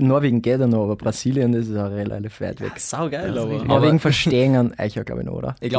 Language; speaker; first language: German; native; German